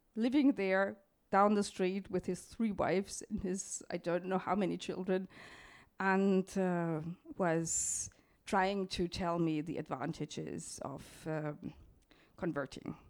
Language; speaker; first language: English; non-native, fluent; German